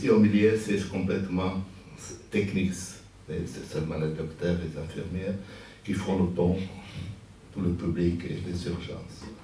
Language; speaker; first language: French; non-native, fluent; Portuguese